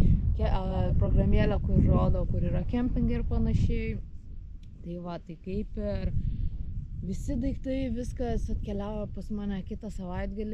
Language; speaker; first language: Lithuanian; native; Lithuanian